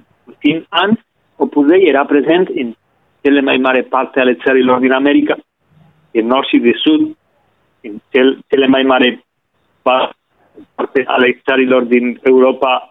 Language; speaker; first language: Romanian; non-native, fluent; Spanish